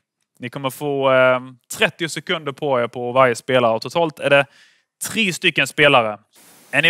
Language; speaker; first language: Swedish; native; Swedish